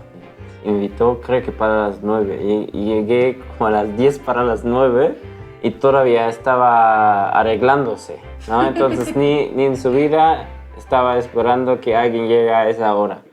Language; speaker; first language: Spanish; non-native, fluent; German